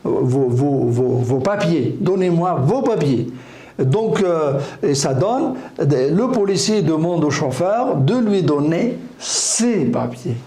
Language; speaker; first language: French; non-native, local second language; Arabic